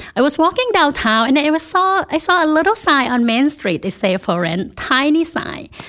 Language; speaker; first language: English; non-native, fluent; Thai